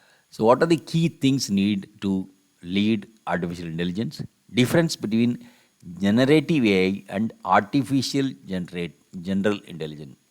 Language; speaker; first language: English; non-native, local second language; Tamil